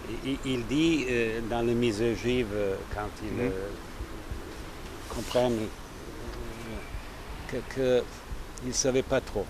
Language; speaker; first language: French; non-native, fluent; Serbian